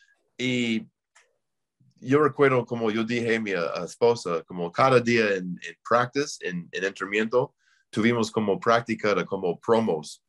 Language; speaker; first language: Spanish; non-native, learner; English